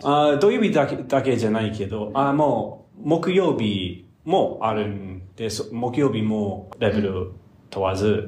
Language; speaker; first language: Japanese; non-native, fluent; English